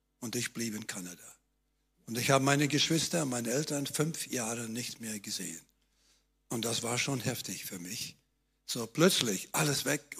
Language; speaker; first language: German; native; German